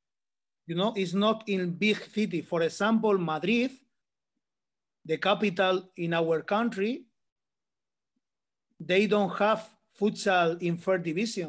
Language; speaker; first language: English; non-native, learner; Spanish